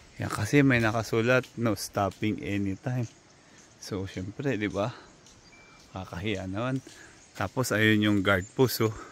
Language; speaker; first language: Filipino; non-native, local second language; Waray